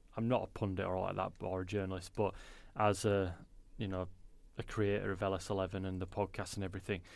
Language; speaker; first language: English; native; English